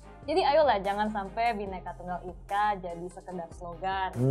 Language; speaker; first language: Indonesian; early bilingual, heritage; Indonesian